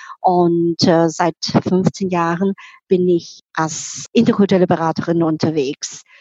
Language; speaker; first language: German; non-native, fluent; Chinese